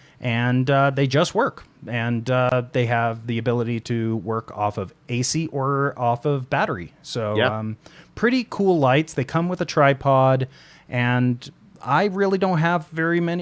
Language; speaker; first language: English; native; English